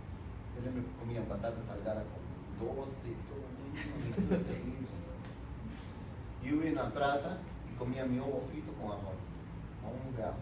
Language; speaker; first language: Portuguese; non-native, fluent; Spanish